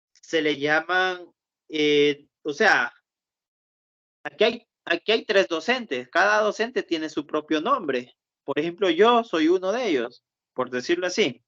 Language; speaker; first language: Spanish; native; Spanish